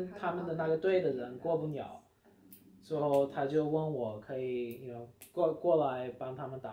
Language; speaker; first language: Chinese; early bilingual, heritage; Chinese